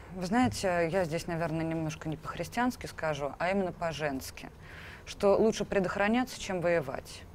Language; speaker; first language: Russian; native; Russian